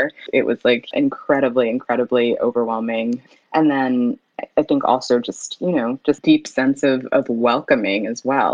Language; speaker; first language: English; native; English